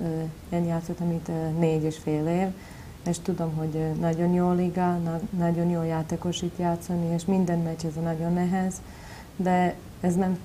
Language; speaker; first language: Hungarian; non-native, learner; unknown